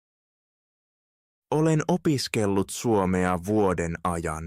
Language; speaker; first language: Finnish; non-native, fluent; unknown